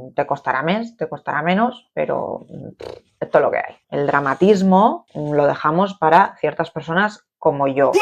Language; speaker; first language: Spanish; non-native, local second language; Catalan